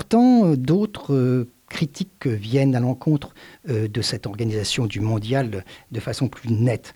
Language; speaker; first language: French; native; French